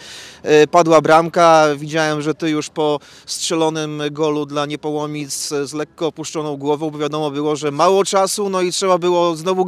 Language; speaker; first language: Polish; native; Polish